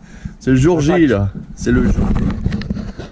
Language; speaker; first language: French; native; French